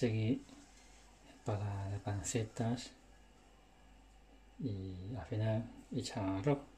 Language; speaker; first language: Spanish; non-native, learner; Chinese